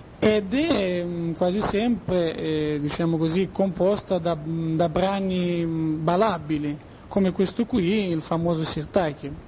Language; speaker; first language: Italian; non-native, fluent; Greek